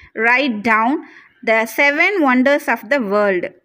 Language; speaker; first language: English; non-native, local second language; Tamil